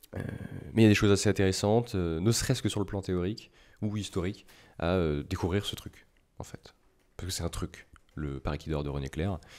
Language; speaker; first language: French; native; French